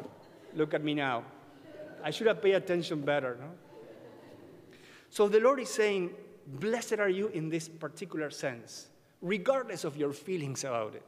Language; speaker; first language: English; non-native, fluent; Spanish